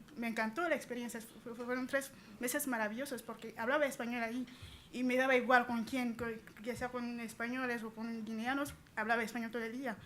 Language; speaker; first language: Spanish; non-native, fluent; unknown